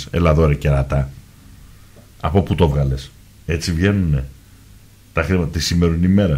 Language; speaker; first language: Greek; native; Greek